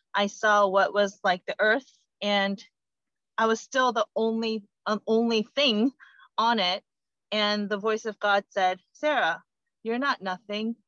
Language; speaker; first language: English; non-native, fluent; Korean